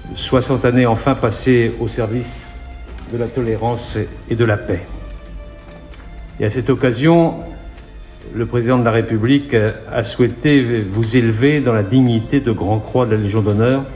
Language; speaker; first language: French; native; French